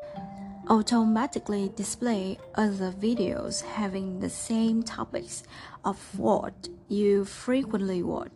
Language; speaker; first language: English; non-native, fluent; Vietnamese